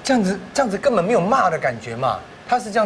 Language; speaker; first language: Chinese; native; Chinese